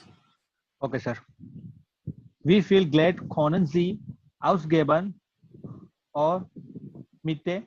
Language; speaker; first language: German; non-native, learner; Gujarati